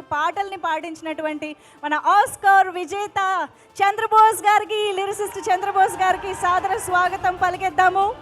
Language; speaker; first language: Telugu; native; Telugu